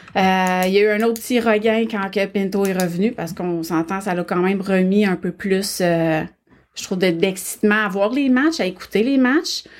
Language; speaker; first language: French; native; French